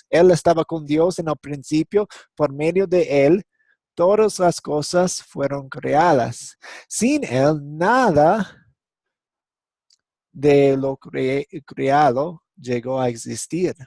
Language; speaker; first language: Spanish; non-native, fluent; English